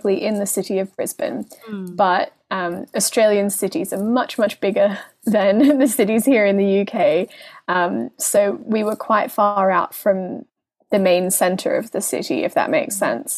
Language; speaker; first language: English; native; English